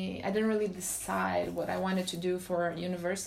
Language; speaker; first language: English; non-native, fluent; Romanian